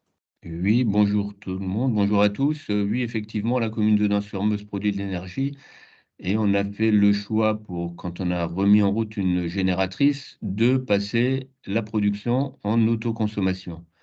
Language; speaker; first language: French; native; French